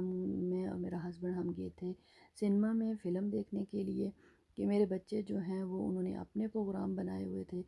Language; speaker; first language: Urdu; native; Urdu